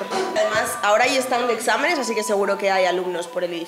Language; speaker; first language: Spanish; native; Spanish